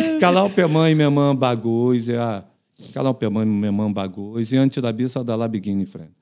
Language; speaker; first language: Indonesian; non-native, fluent; Portuguese